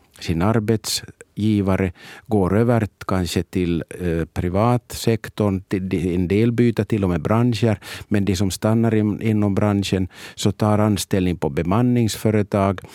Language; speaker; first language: Swedish; native; Swedish